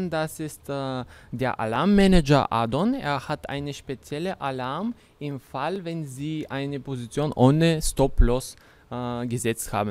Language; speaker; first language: German; non-native, fluent; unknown